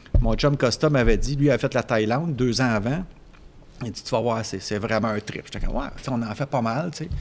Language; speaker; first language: French; native; French